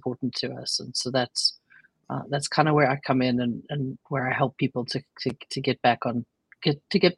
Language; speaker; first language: English; native; English